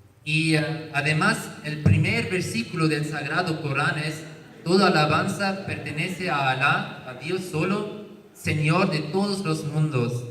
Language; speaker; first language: Spanish; non-native, learner; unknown